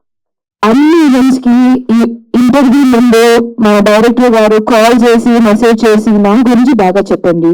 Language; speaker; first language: Telugu; non-native, local second language; Malayalam